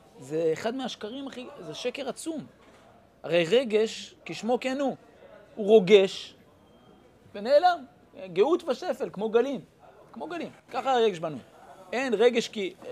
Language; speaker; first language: Hebrew; native; Hebrew